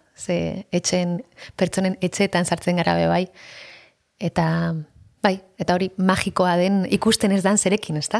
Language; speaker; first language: Basque; non-native, local second language; Spanish